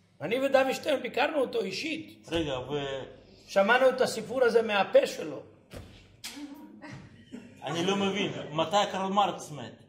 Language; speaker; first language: Hebrew; early bilingual, other home language; Ladino